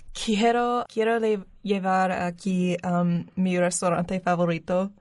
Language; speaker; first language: Spanish; non-native, learner; English